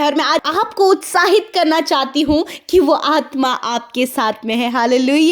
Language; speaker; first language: Hindi; native; Hindi